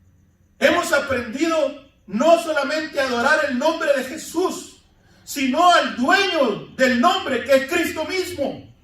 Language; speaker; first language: Spanish; native; Spanish